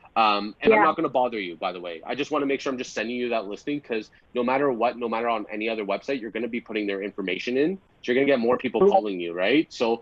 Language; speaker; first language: English; native; English